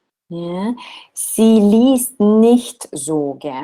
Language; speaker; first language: German; non-native, fluent; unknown